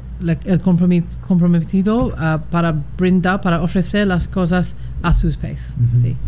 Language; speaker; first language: Spanish; non-native, fluent; English